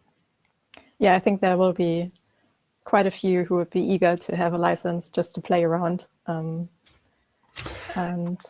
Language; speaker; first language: English; non-native, fluent; German